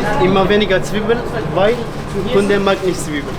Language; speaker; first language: German; non-native, learner; Turkish